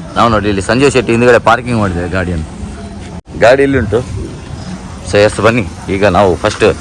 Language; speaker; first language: Kannada; non-native, local second language; Tulu